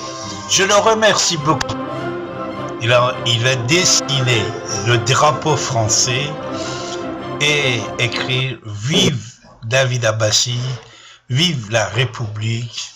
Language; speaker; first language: French; non-native, fluent; Persian